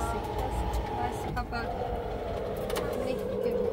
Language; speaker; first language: German; non-native, fluent; Bosnian